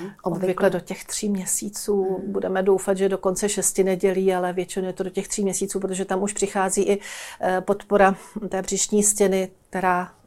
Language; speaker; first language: Czech; native; Czech